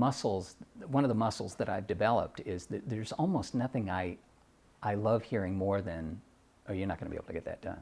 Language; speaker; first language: English; native; English